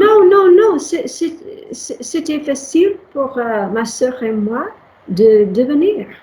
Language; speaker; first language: French; non-native, fluent; English